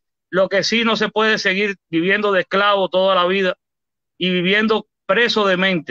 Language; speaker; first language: Spanish; native; Spanish